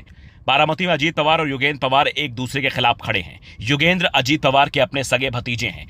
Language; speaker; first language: Hindi; native; Hindi